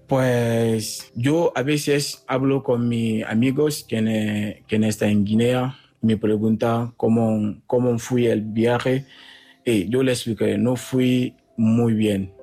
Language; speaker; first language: Spanish; non-native, learner; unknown